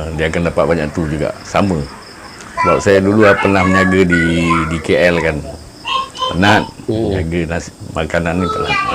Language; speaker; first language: Malay; native; Malay